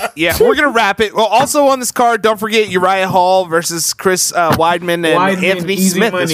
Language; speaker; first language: English; early bilingual, other home language; Yoruba